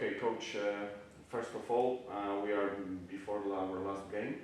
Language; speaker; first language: English; non-native, learner; Polish